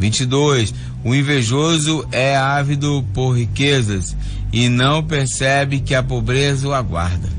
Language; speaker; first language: Portuguese; native; Portuguese